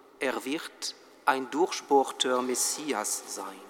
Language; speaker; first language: German; non-native, fluent; French